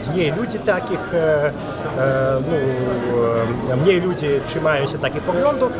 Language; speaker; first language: Polish; non-native, fluent; Belarusian